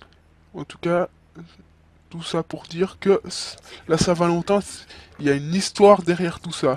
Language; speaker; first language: French; native; French